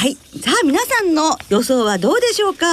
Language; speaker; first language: Japanese; native; Japanese